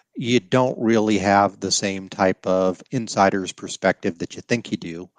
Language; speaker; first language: English; native; English